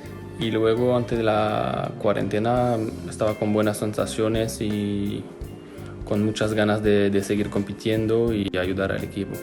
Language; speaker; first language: Spanish; non-native, fluent; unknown